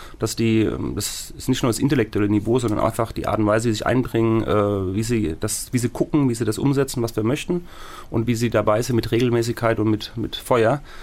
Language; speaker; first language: German; native; German